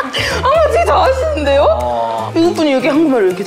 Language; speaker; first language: Korean; early bilingual, other home language; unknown